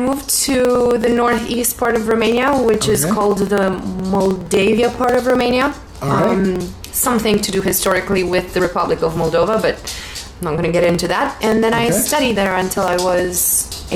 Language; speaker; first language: English; non-native, fluent; Romanian